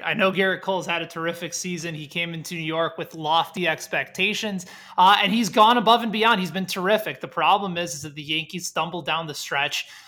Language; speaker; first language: English; native; English